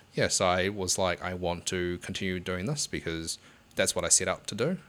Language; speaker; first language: English; native; English